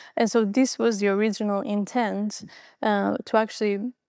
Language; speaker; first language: English; non-native, fluent; Albanian